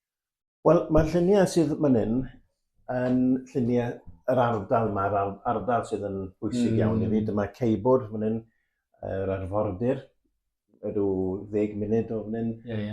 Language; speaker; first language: Welsh; native; Welsh